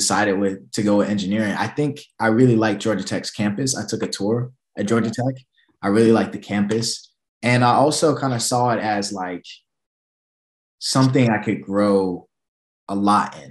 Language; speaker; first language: English; native; English